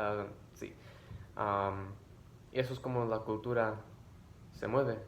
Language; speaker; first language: Spanish; early bilingual, other home language; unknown